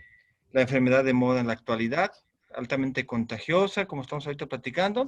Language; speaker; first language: Spanish; native; Spanish